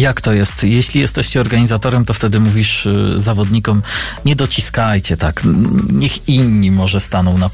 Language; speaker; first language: Polish; native; Polish